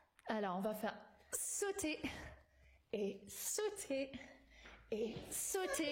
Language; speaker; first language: French; non-native, fluent; English